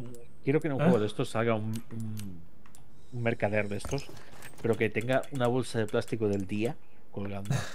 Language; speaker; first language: Spanish; native; Spanish